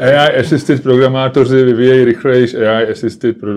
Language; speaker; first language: Czech; native; Czech